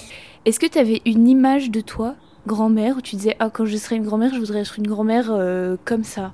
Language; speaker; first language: French; native; French